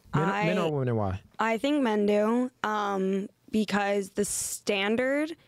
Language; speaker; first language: English; native; English